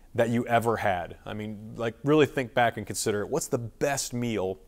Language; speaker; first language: English; native; English